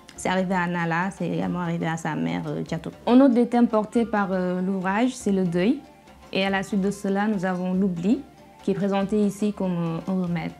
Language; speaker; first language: French; non-native, local second language; Fula